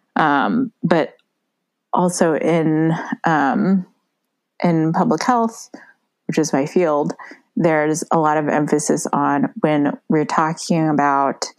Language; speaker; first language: English; native; English